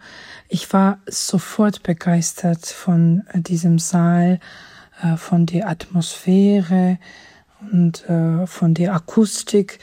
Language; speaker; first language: German; non-native, fluent; Georgian